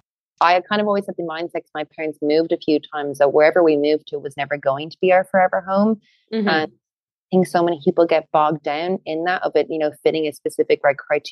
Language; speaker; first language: English; native; English